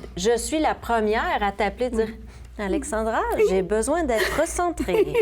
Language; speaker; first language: French; native; French